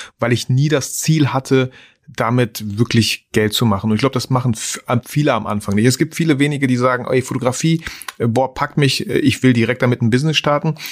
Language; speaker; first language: German; early bilingual, other home language; Russian